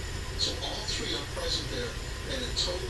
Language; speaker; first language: English; native; English